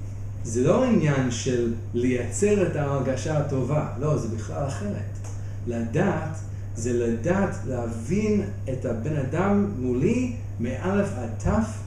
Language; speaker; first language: Hebrew; non-native, fluent; English